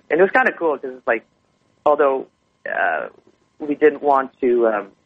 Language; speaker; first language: English; native; English